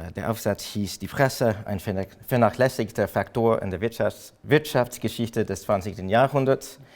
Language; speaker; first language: German; non-native, fluent; English